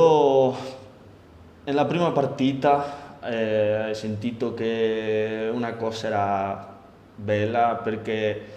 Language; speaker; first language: Italian; non-native, learner; Spanish